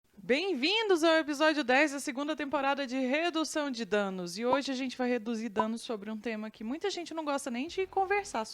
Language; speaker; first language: Portuguese; native; Portuguese